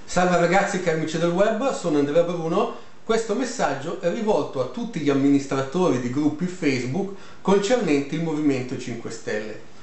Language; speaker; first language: Italian; native; Italian